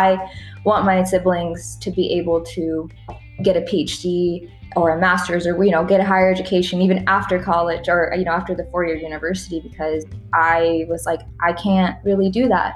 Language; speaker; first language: English; early bilingual, other home language; Spanish